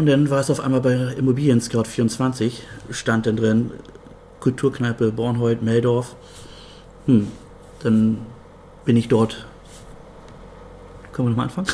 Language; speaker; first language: German; native; German